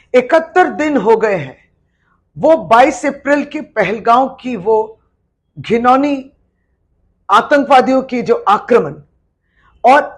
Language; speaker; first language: Hindi; non-native, local second language; Bangla